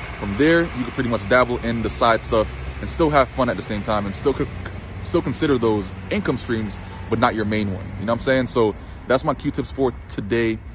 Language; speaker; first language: English; native; English